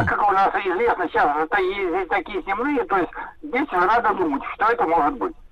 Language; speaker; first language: Russian; native; Russian